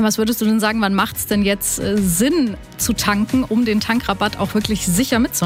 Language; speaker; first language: German; native; German